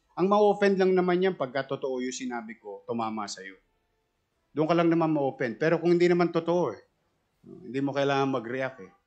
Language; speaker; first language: Filipino; native; Filipino